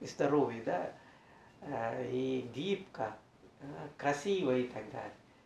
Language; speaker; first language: Russian; non-native, learner; Sinhala